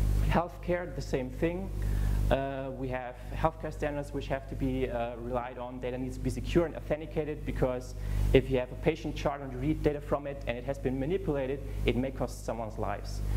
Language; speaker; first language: English; non-native, fluent; German